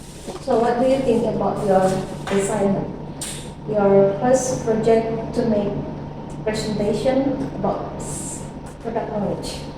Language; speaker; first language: English; non-native, fluent; Indonesian